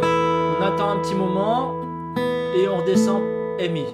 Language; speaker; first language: French; native; French